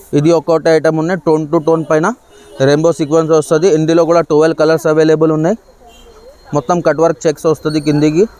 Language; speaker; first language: Telugu; non-native, local second language; Urdu